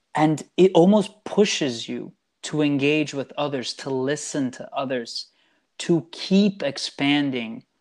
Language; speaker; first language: English; early bilingual, other home language; Italian